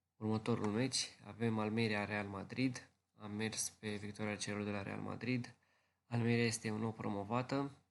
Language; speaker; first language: Romanian; native; Romanian